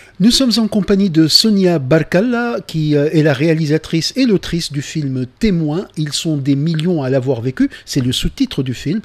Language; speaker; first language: French; non-native, local second language; Arabic